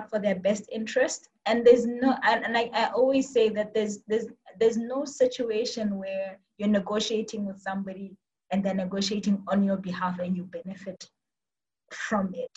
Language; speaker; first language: English; non-native, local second language; Tswana